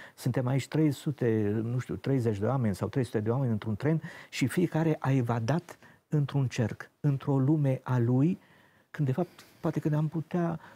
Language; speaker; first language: Romanian; native; Romanian